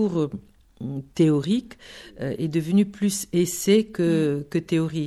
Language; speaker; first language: French; non-native, fluent; Bulgarian